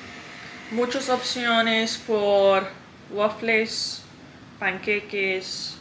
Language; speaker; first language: Spanish; non-native, learner; English